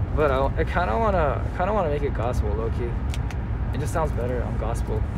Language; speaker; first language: English; early bilingual, other home language; Korean